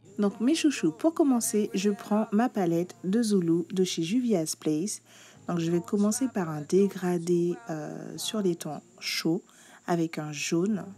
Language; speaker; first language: French; native; French